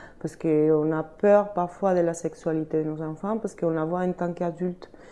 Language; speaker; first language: French; non-native, fluent; Spanish